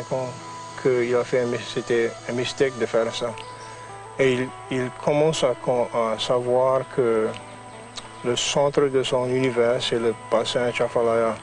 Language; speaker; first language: French; non-native, local second language; English